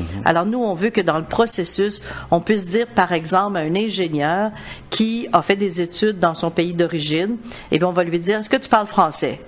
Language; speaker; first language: French; native; French